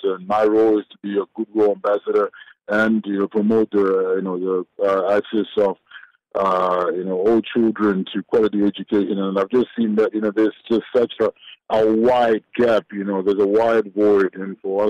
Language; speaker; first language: English; non-native, local second language; Shona